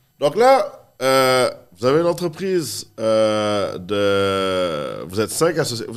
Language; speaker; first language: French; native; French